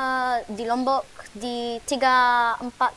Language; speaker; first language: Indonesian; non-native, learner; English